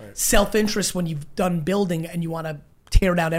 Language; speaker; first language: English; native; English